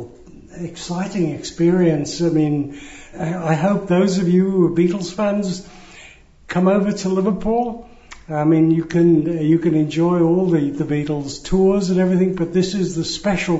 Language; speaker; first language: English; native; English